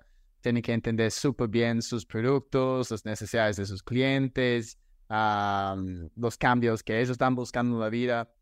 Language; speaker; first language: Spanish; non-native, fluent; English